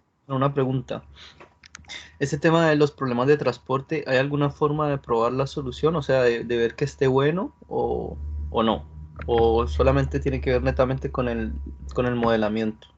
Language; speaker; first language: Spanish; native; Spanish